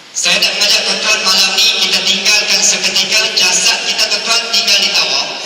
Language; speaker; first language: Malay; native; Malay